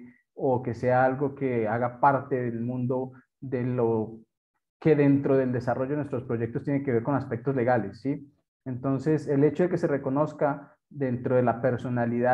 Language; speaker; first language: Spanish; native; Spanish